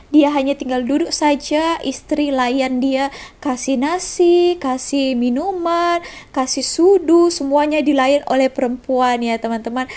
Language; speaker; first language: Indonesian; native; Indonesian